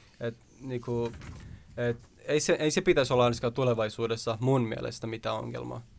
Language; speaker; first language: Finnish; early bilingual, other home language; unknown